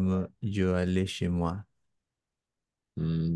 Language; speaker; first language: French; non-native, learner; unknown